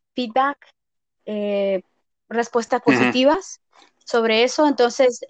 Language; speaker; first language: Spanish; early bilingual, heritage; Spanish